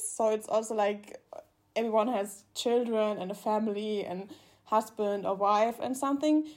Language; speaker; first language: English; non-native, learner; German